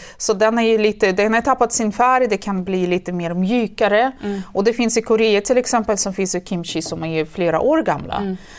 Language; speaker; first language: Swedish; non-native, fluent; Russian